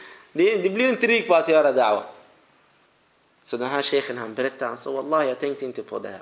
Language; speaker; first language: Swedish; non-native, fluent; Arabic